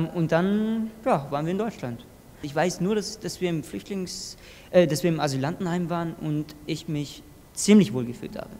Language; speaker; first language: German; early bilingual, other home language; Kurdish